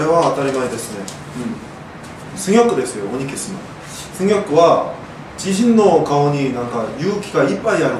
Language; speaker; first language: Japanese; non-native, learner; Korean